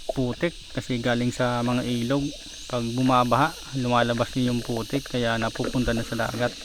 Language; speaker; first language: Filipino; non-native, local second language; Bikol